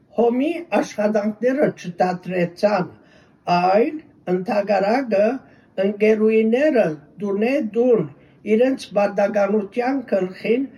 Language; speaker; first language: Armenian; early bilingual, heritage; Armenian